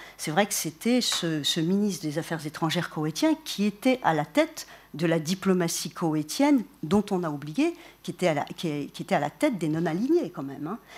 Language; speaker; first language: French; native; French